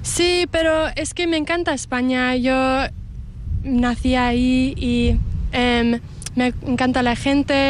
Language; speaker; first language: Spanish; early bilingual, heritage; English